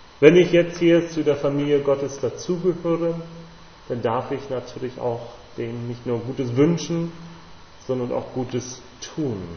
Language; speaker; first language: German; non-native, fluent; English